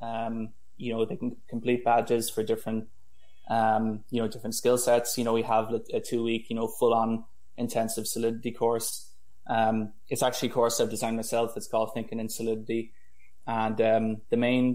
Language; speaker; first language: English; native; English